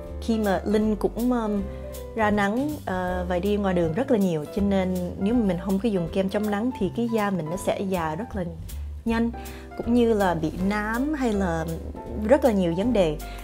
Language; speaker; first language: Vietnamese; early bilingual, heritage; Vietnamese